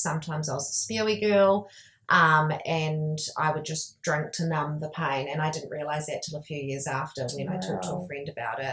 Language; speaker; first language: English; native; English